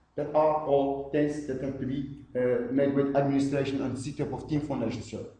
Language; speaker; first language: English; non-native, fluent; Arabic